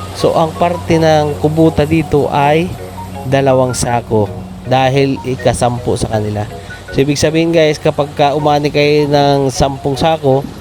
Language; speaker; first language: Filipino; non-native, local second language; Bikol